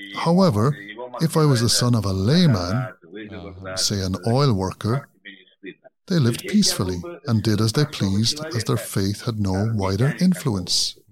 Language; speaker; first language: English; non-native, fluent; Azerbaijani